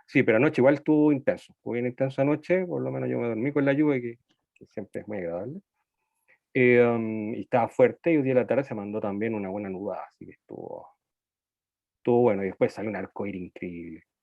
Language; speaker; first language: Spanish; native; Spanish